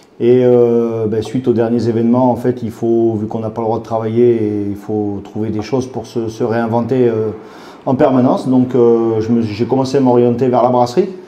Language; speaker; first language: French; native; French